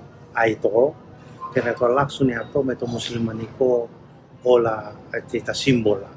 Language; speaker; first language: Greek; non-native, learner; Indonesian